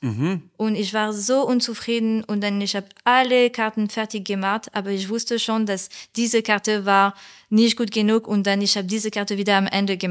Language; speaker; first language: German; non-native, learner; French